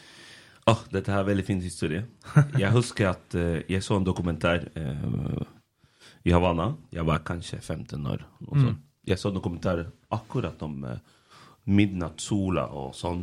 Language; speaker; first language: Swedish; non-native, fluent; Spanish